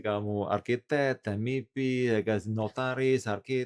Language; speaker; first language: Indonesian; non-native, learner; Italian